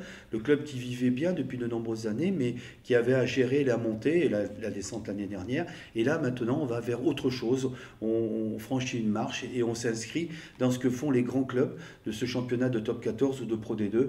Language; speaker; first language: French; native; French